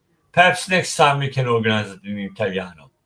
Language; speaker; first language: English; non-native, fluent; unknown